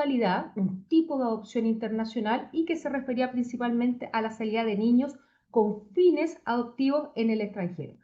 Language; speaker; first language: Spanish; native; Spanish